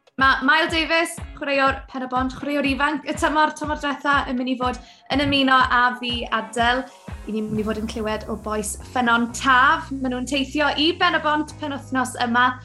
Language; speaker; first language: Welsh; native; Welsh